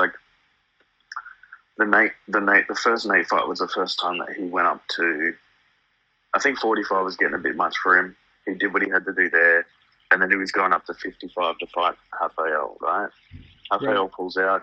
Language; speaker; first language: English; native; English